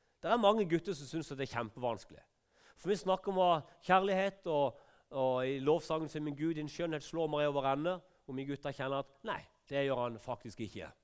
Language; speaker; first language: Norwegian; native; Norwegian